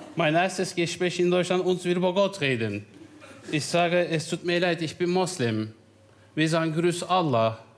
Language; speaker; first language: German; non-native, fluent; Turkish